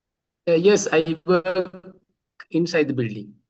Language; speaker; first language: English; non-native, learner; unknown